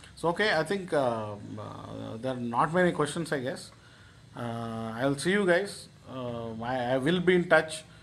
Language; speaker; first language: English; non-native, local second language; Telugu